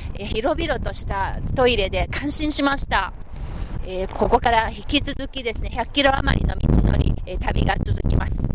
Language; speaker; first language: Japanese; non-native, fluent; Chinese